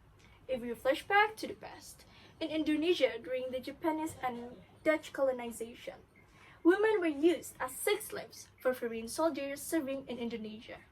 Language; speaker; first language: English; non-native, learner; Indonesian